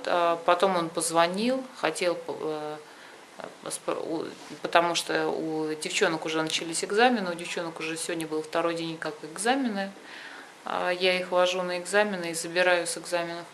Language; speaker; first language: Russian; native; Russian